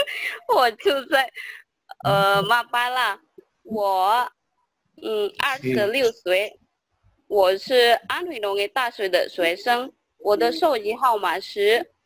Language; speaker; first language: Chinese; non-native, learner; Indonesian